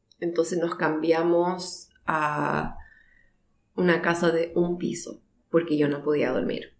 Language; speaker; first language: Spanish; native; Spanish